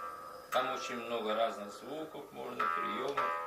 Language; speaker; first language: Russian; non-native, local second language; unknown